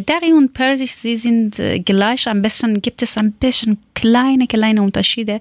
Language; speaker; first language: German; non-native, learner; Persian